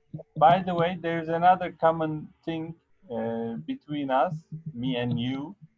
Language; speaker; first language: English; non-native, fluent; Arabic